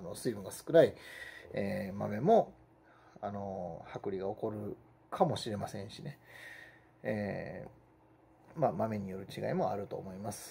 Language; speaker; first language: Japanese; native; Japanese